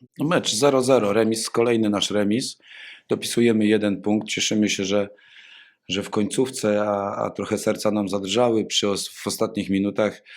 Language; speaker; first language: Polish; native; Polish